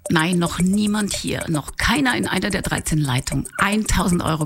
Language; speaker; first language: German; native; German